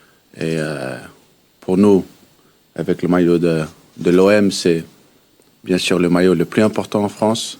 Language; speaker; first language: French; early bilingual, heritage; French